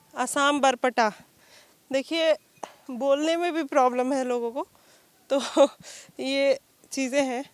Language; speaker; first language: Hindi; native; Hindi